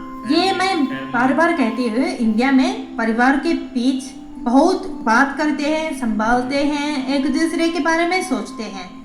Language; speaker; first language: Hindi; non-native, fluent; Japanese